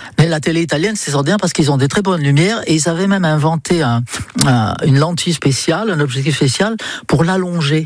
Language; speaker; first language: French; non-native, fluent; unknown